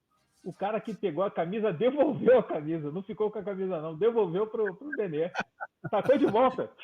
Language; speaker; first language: Portuguese; native; Portuguese